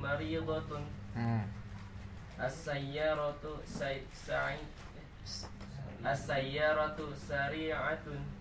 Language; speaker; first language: Arabic; non-native, learner; Indonesian